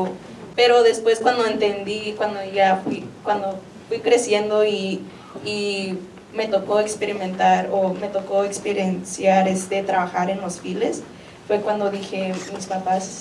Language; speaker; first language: Spanish; early bilingual, heritage; Spanish